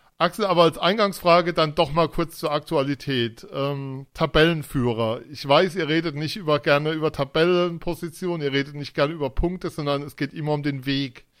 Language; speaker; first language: German; native; German